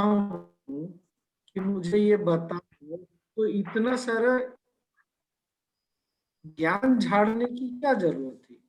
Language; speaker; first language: Hindi; native; Hindi